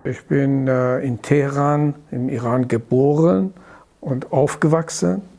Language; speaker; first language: German; non-native, fluent; Persian